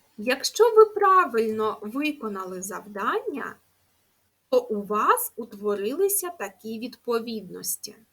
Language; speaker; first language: Ukrainian; native; Ukrainian